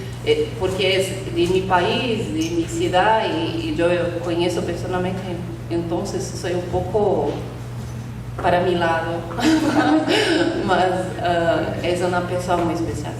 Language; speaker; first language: Spanish; non-native, learner; Portuguese